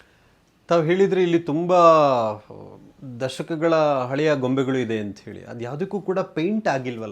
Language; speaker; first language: Kannada; native; Kannada